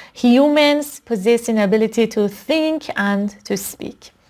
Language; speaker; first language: English; non-native, fluent; Persian